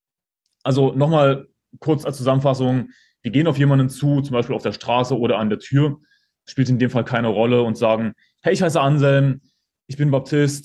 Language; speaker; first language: German; native; German